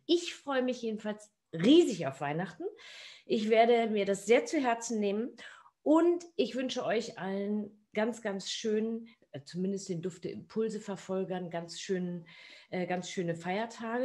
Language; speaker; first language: German; native; German